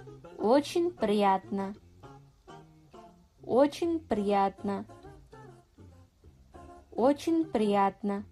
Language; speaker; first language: Russian; non-native, fluent; Kazakh